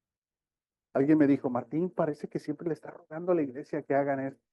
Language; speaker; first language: Spanish; early bilingual, heritage; Spanish